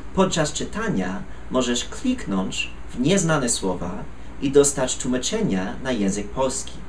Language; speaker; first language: Polish; non-native, fluent; English